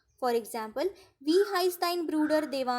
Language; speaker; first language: German; non-native, fluent; Marathi